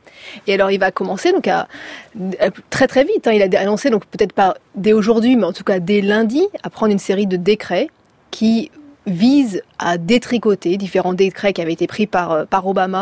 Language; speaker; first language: French; native; French